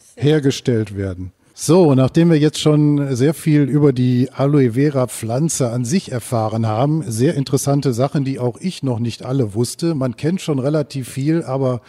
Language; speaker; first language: German; native; German